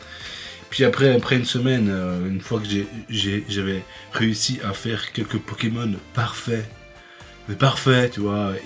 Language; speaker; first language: French; native; French